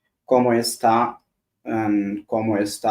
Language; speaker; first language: Spanish; non-native, learner; Arabic